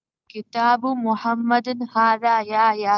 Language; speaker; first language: Arabic; non-native, learner; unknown